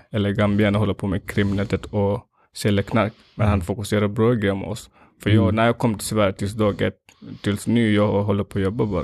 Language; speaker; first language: Swedish; non-native, fluent; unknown